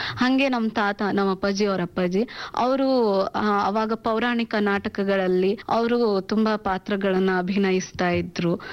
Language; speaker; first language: Kannada; non-native, local second language; Urdu